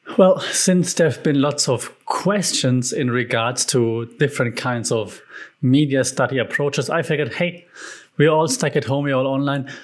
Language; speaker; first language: English; non-native, fluent; German